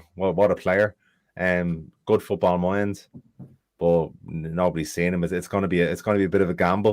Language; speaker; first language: English; native; English